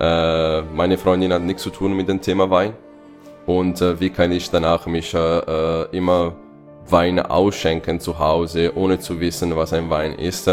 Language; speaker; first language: German; non-native, fluent; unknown